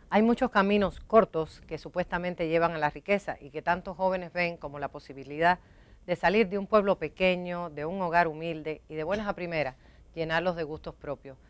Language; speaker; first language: Spanish; native; Spanish